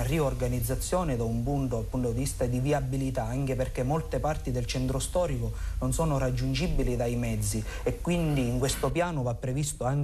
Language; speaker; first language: Italian; native; Italian